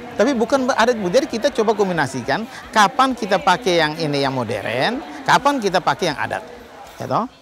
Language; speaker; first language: Indonesian; non-native, local second language; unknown